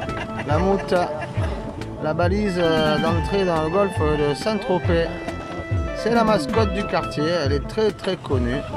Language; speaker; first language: French; native; French